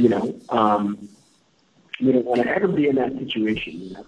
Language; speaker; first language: English; native; English